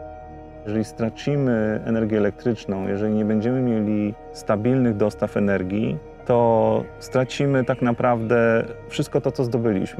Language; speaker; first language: Polish; native; Polish